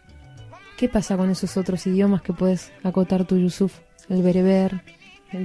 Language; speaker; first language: Spanish; native; Spanish